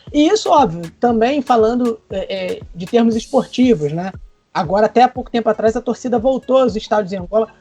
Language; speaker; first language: Portuguese; native; Portuguese